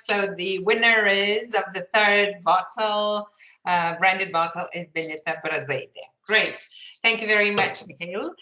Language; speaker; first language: English; non-native, fluent; Lithuanian